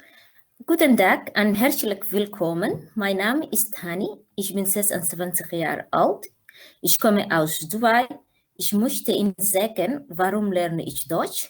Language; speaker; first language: German; non-native, learner; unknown